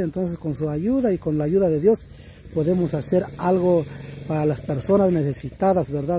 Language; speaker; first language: Spanish; native; Spanish